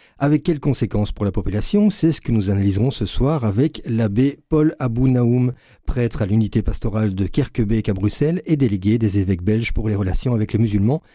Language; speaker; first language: French; native; French